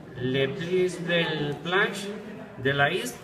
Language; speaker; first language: French; non-native, learner; Spanish